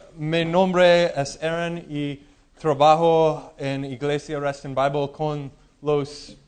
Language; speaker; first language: Spanish; non-native, learner; English